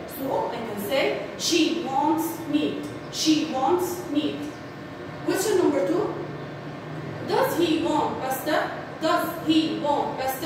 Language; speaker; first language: English; non-native, learner; Arabic